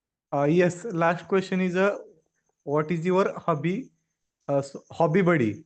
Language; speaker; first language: English; non-native, learner; Hindi